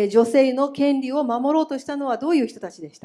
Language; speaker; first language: Japanese; native; Japanese